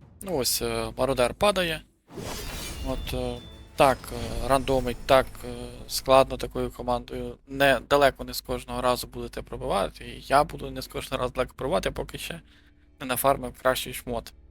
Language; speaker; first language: Ukrainian; native; Ukrainian